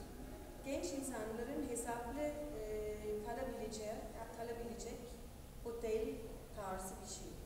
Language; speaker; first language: Turkish; non-native, fluent; German